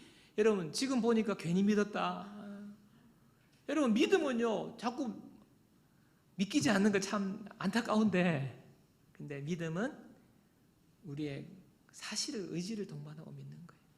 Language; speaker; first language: Korean; native; Korean